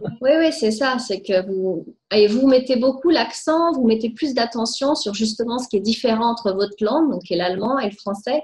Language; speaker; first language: French; native; French